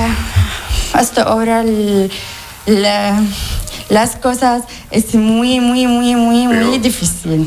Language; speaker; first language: Spanish; non-native, learner; Arabic